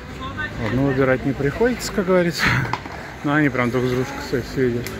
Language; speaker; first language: Russian; native; Russian